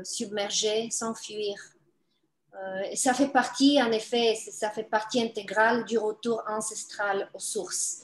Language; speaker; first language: French; non-native, fluent; Bulgarian